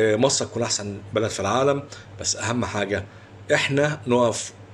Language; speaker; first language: Arabic; native; Arabic